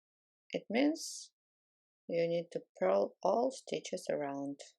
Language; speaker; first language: English; non-native, fluent; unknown